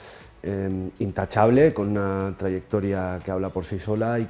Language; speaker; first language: Spanish; native; Spanish